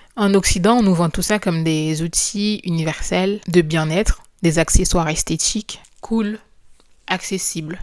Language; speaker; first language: French; non-native, local second language; Haitian Creole